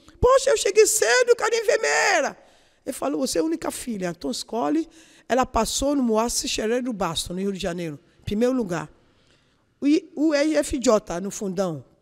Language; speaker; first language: Portuguese; non-native, learner; Yoruba